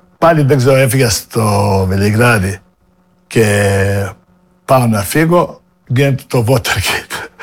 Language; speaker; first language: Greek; non-native, fluent; Serbian